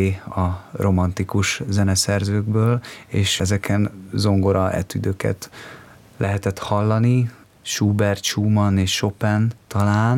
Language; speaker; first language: Hungarian; native; Hungarian